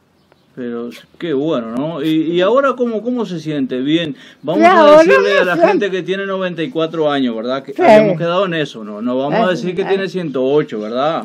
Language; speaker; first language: Spanish; native; Spanish